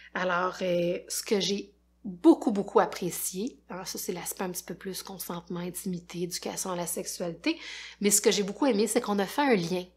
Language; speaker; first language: French; native; French